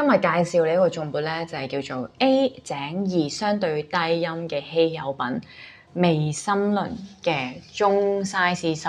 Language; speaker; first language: Cantonese; native; Cantonese